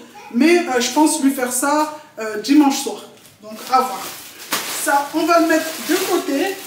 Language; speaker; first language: French; non-native, local second language; Comorian